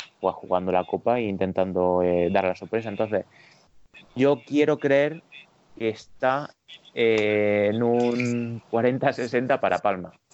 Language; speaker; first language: Spanish; native; Spanish